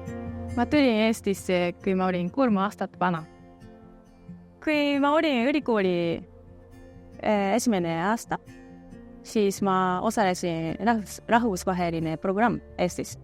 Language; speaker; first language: Estonian; early bilingual, other home language; Japanese